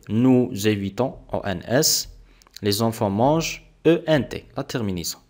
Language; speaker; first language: French; non-native, local second language; Arabic